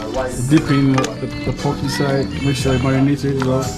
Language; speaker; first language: English; native; English